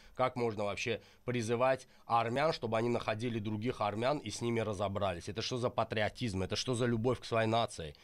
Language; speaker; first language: Russian; non-native, local second language; Azerbaijani